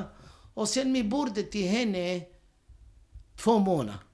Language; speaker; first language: Swedish; non-native, learner; Romany